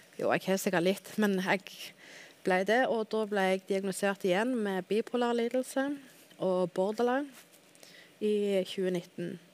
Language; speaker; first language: Norwegian; native; Norwegian